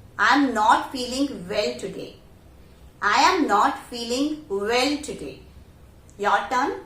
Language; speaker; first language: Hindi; native; Hindi